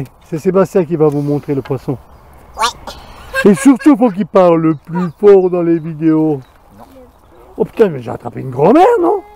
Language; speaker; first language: French; native; French